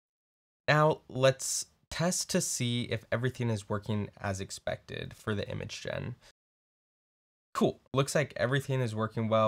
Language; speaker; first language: English; native; English